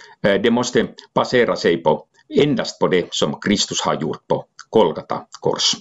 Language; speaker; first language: Swedish; non-native, local second language; Finnish